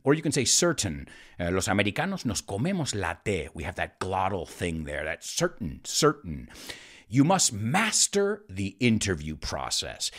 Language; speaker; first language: English; native; English